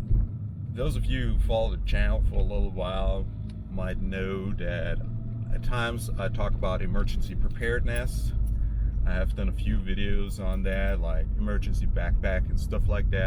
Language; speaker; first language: English; non-native, fluent; German